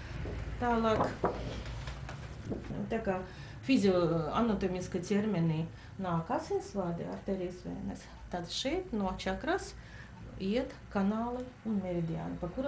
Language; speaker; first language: Latvian; non-native, local second language; Russian